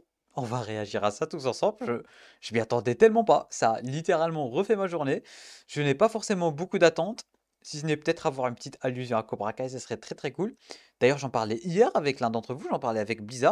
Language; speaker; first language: French; native; French